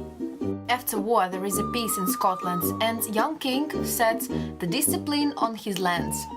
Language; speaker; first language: English; non-native, learner; Russian